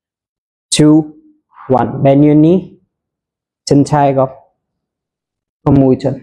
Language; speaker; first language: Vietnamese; non-native, learner; Hindi